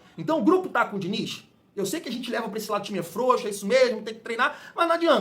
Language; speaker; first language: Portuguese; native; Portuguese